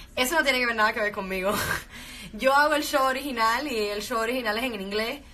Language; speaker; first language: English; early bilingual, heritage; Spanish